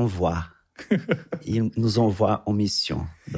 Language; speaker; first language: French; non-native, fluent; Portuguese